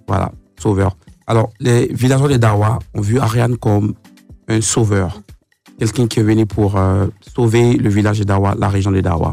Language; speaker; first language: French; native; French